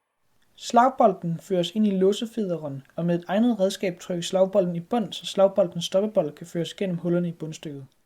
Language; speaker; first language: Danish; native; Danish